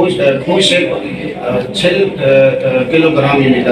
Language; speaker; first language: Korean; non-native, learner; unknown